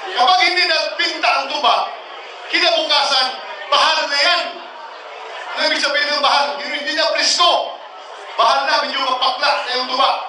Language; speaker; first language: Filipino; non-native, local second language; Cebuano